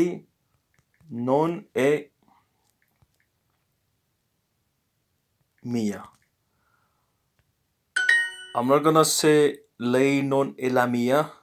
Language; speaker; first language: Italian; non-native, learner; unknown